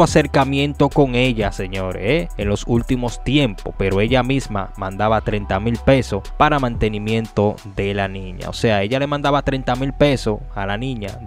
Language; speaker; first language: Spanish; native; Spanish